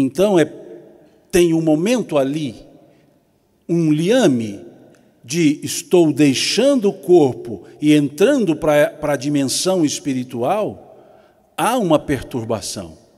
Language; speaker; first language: Portuguese; native; Portuguese